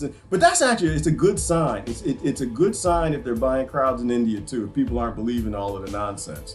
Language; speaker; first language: English; native; English